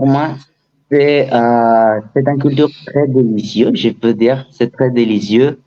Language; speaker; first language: French; non-native, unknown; Spanish